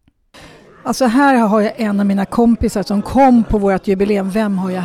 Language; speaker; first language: Swedish; native; Swedish